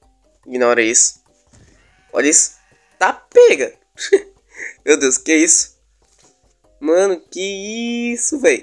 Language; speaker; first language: Portuguese; native; Portuguese